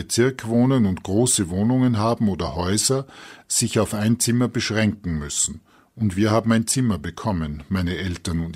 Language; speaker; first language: German; native; German